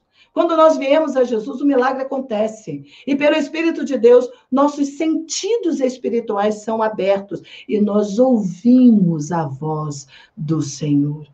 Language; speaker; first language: Portuguese; native; Portuguese